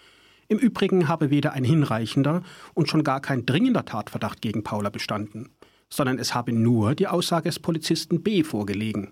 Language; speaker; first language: German; native; German